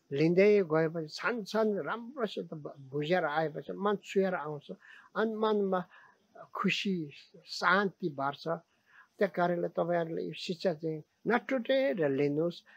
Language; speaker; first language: Nepali; non-native, local second language; Tibetan